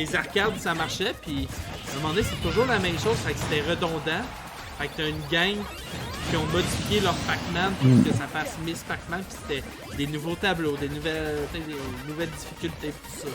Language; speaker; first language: French; native; French